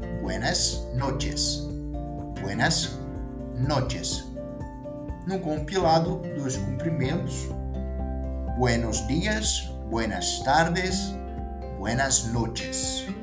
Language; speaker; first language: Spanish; non-native, fluent; Portuguese